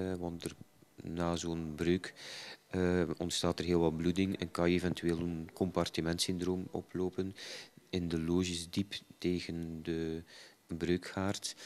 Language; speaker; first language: Dutch; native; Dutch